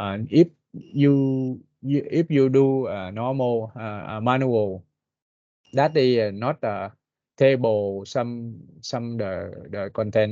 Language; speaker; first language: English; non-native, learner; Vietnamese